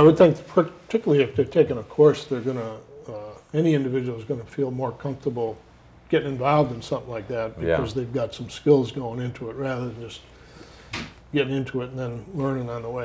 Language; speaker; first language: English; native; English